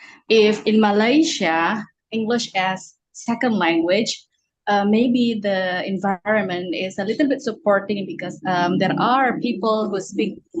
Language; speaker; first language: English; non-native, fluent; Indonesian